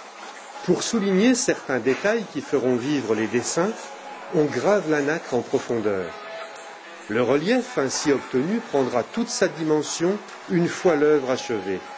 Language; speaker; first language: French; native; French